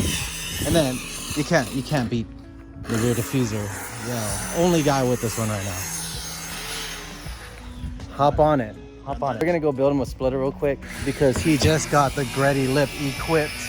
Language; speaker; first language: English; native; English